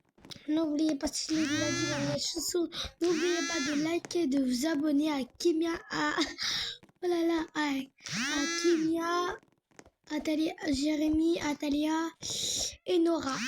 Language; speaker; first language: French; native; French